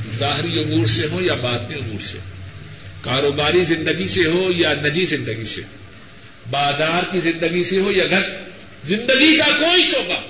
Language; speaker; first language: Urdu; non-native, local second language; Punjabi